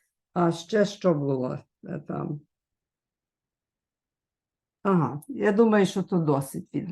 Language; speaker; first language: Ukrainian; early bilingual, heritage; Ukrainian